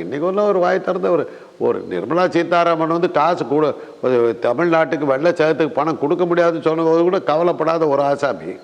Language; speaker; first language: Tamil; native; Tamil